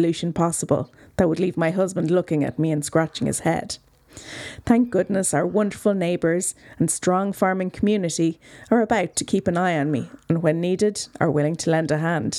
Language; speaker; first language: English; native; English